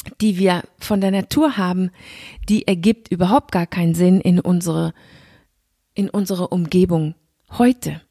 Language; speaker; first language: German; non-native, fluent; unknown